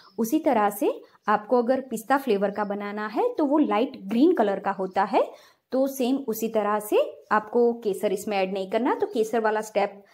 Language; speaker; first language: Hindi; non-native, local second language; Gujarati